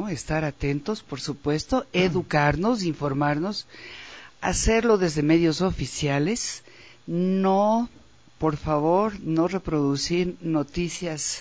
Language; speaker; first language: Spanish; native; Spanish